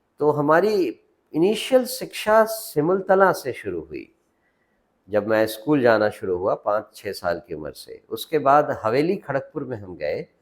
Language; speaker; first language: Hindi; native; Hindi